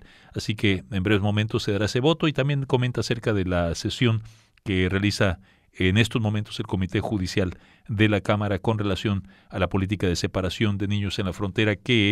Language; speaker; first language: Spanish; native; Spanish